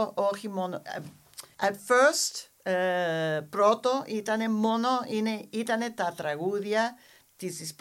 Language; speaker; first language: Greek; non-native, learner; English